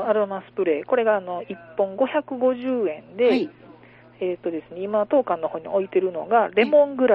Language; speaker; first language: Japanese; native; Japanese